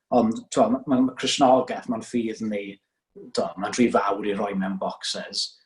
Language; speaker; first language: Welsh; native; Welsh